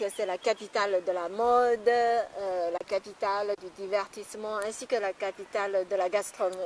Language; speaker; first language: French; non-native, fluent; Chinese